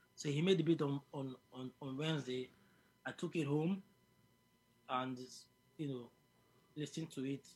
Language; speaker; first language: English; non-native, local second language; Yoruba